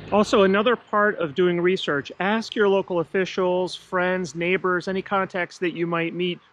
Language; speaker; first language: English; native; English